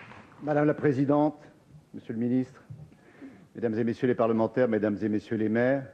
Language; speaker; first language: French; native; French